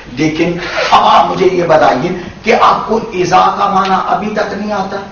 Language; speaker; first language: Urdu; native; Urdu